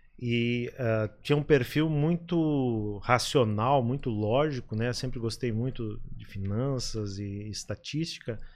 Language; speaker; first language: Portuguese; native; Portuguese